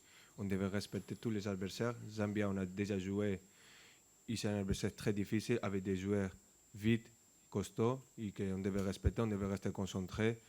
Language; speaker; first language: French; non-native, fluent; Spanish